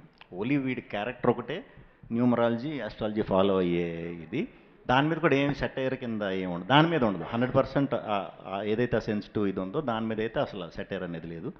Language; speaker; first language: Telugu; native; Telugu